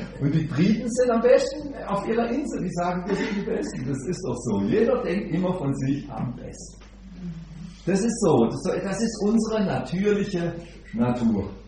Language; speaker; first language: German; native; German